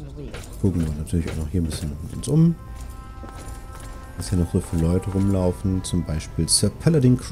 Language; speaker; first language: German; native; German